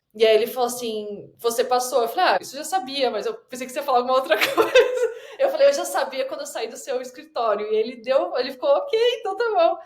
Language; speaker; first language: Portuguese; native; Portuguese